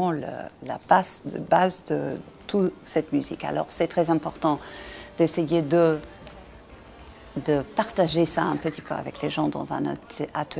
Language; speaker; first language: French; non-native, fluent; English